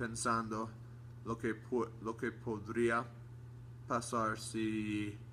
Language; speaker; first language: Spanish; non-native, learner; English